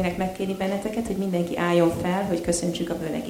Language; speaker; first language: Hungarian; native; Hungarian